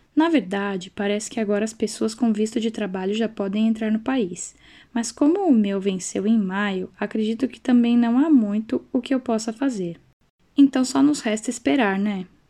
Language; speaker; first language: Portuguese; native; Portuguese